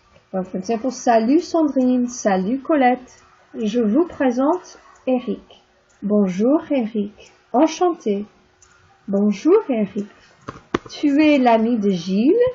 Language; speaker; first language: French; non-native, fluent; English